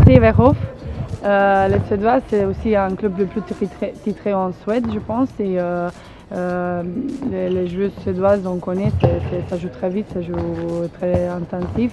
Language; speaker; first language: French; non-native, fluent; Slovenian